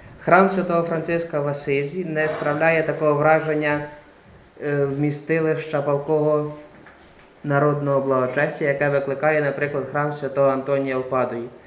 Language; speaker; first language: Ukrainian; native; Ukrainian